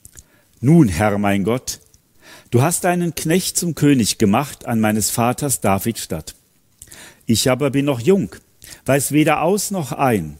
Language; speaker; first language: German; native; German